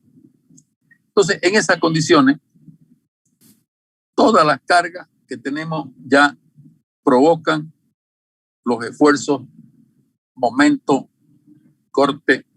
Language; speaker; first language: Spanish; native; Spanish